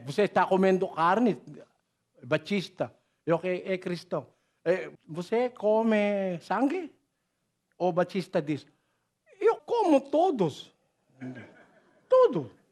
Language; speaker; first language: Portuguese; non-native, learner; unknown